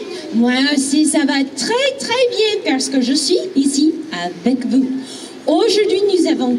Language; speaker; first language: French; non-native, learner; English